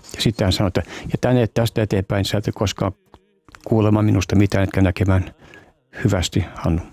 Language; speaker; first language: Finnish; native; Finnish